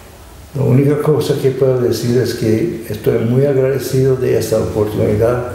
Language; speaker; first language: Spanish; non-native, fluent; English